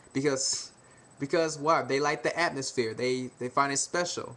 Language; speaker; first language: English; native; English